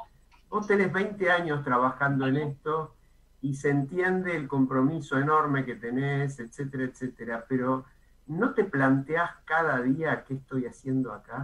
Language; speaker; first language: Spanish; native; Spanish